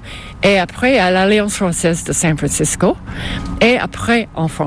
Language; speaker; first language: French; non-native, fluent; English